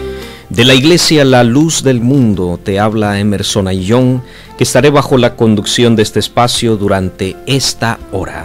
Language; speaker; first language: Spanish; native; Spanish